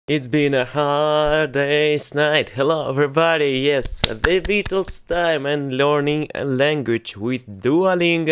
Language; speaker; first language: English; non-native, fluent; Russian